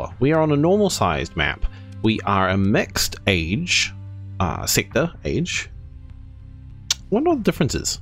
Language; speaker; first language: English; native; English